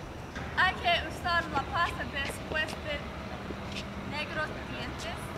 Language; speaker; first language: Spanish; non-native, learner; English